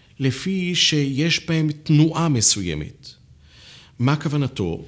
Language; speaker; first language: Hebrew; native; Hebrew